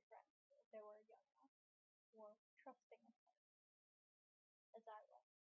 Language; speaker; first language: English; native; English